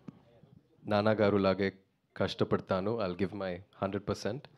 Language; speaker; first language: Telugu; non-native, learner; Tamil